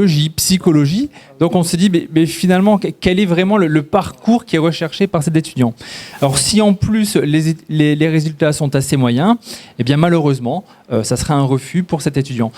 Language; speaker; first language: French; native; French